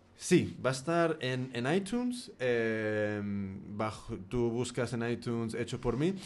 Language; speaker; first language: Spanish; early bilingual, heritage; Spanish